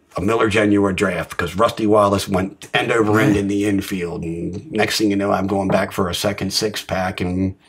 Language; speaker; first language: English; native; English